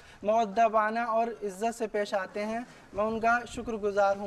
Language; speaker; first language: Urdu; native; Urdu